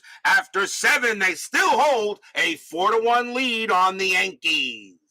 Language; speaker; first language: English; native; English